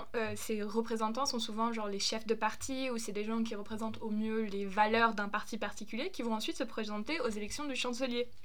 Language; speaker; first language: French; non-native, fluent; German